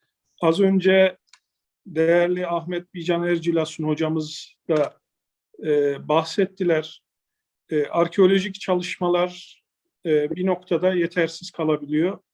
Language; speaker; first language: Turkish; native; Turkish